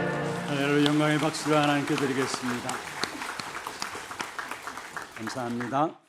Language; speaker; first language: Korean; native; Korean